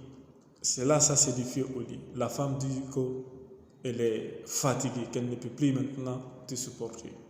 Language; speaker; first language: French; non-native, local second language; Mandingo